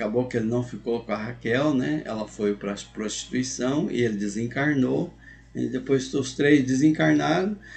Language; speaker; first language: Portuguese; native; Portuguese